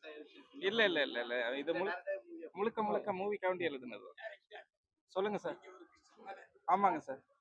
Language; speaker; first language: Tamil; native; Tamil